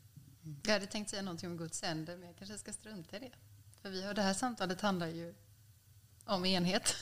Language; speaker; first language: Swedish; native; Swedish